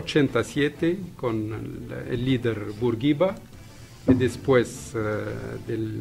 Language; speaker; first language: Spanish; non-native, fluent; Arabic